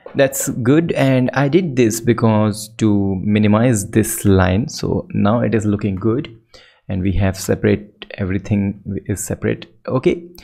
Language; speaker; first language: English; non-native, local second language; Hindi